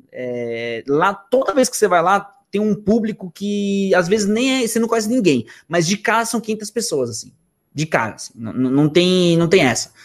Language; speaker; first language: Portuguese; early bilingual, other home language; Spanish